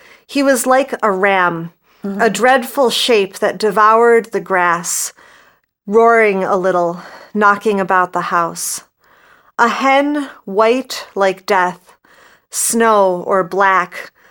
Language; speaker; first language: English; native; English